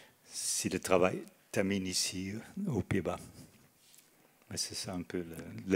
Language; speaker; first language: French; non-native, fluent; Dutch